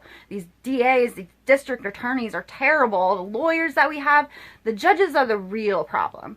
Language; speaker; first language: English; native; English